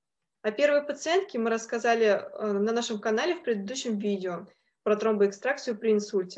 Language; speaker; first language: Russian; native; Russian